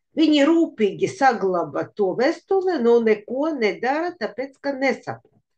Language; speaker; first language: Latvian; non-native, local second language; Russian